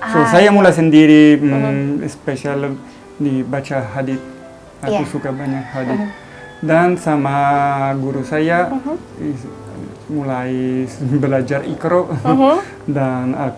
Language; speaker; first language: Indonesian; non-native, learner; Italian